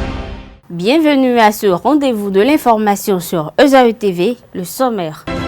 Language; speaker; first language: French; native; French